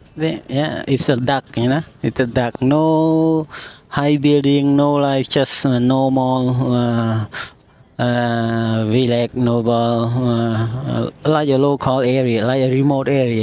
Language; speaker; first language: English; non-native, learner; Khmer